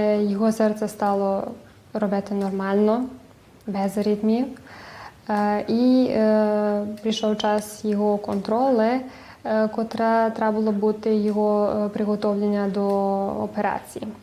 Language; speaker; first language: Ukrainian; early bilingual, heritage; Ukrainian